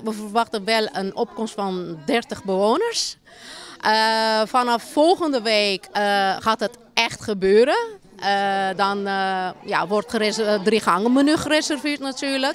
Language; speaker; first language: Dutch; native; Dutch